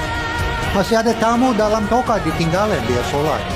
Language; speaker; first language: Indonesian; non-native, fluent; English